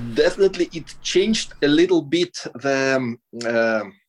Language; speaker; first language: English; non-native, fluent; Russian